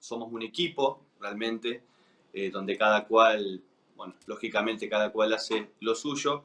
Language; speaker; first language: Spanish; native; Spanish